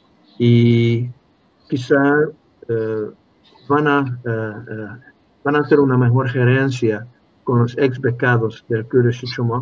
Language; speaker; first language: Spanish; non-native, fluent; Hungarian